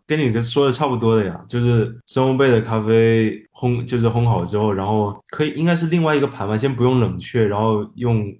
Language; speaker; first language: Chinese; non-native, fluent; Japanese